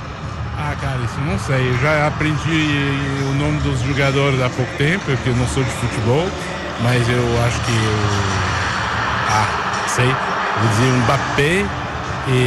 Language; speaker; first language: Portuguese; non-native, fluent; French